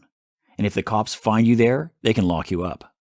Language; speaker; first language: English; native; English